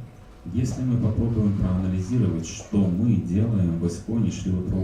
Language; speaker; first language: Russian; native; Russian